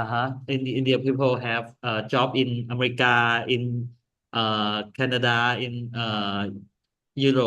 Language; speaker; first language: English; non-native, learner; Thai